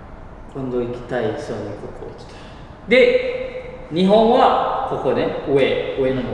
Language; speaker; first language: Japanese; non-native, learner; Indonesian